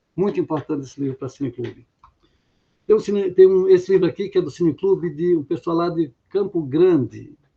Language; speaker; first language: Portuguese; native; Portuguese